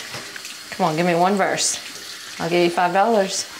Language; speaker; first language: English; native; English